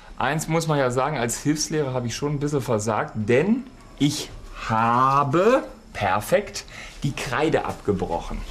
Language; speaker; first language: German; native; German